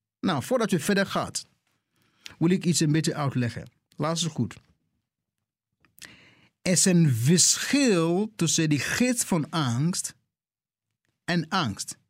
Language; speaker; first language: Dutch; non-native, fluent; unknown